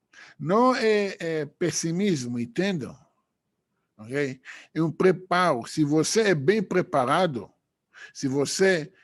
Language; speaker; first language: Portuguese; non-native, fluent; Hebrew